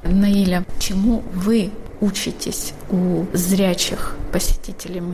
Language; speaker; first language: Russian; native; Russian